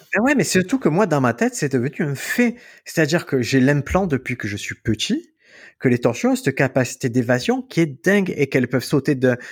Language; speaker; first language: French; native; French